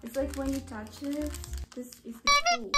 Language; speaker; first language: English; non-native, learner; Russian